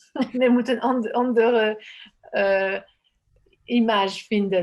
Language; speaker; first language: Dutch; non-native, fluent; French